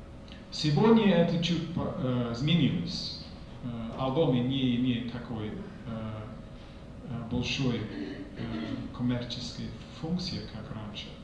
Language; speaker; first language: Russian; non-native, fluent; English